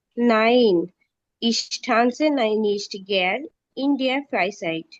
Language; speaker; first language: German; non-native, learner; Bangla